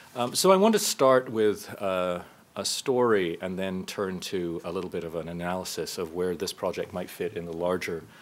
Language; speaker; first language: English; native; English